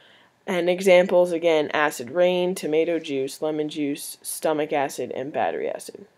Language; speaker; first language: English; native; English